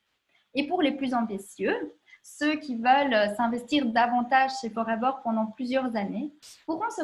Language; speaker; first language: French; native; French